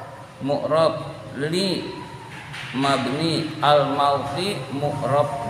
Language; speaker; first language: Arabic; non-native, fluent; Indonesian